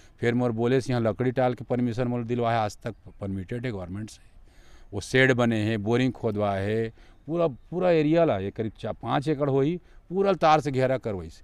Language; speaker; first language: Hindi; native; Hindi